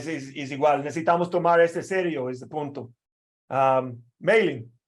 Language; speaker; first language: Spanish; non-native, fluent; English